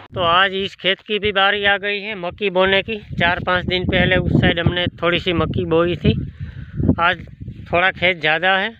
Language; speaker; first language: Hindi; non-native, local second language; Gujarati